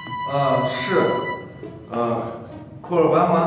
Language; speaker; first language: Chinese; non-native, learner; Uyghur